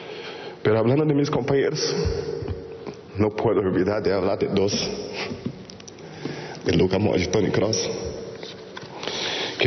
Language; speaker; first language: Spanish; non-native, fluent; Portuguese